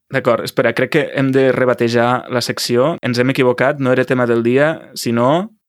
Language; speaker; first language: Catalan; native; Catalan